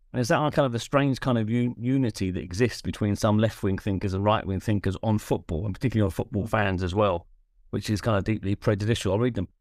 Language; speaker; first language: English; native; English